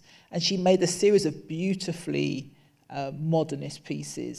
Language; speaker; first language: English; native; English